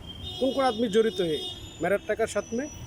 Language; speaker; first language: Hindi; non-native, learner; Bangla